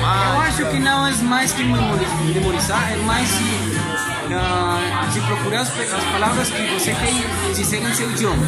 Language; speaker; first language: Portuguese; non-native, learner; Spanish